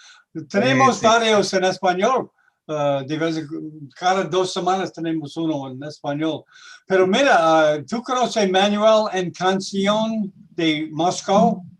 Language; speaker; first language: Spanish; non-native, learner; English